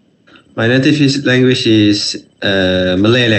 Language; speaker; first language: English; non-native, fluent; Malay